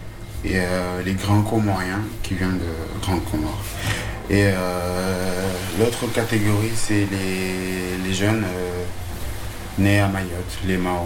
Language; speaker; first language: French; non-native, local second language; Comorian